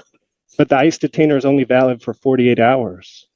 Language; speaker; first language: English; native; English